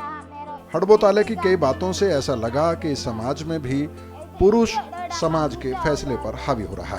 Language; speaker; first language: Hindi; native; Hindi